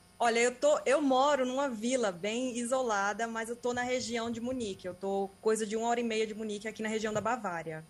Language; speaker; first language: Portuguese; native; Portuguese